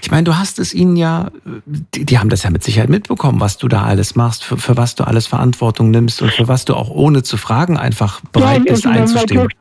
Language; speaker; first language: German; native; German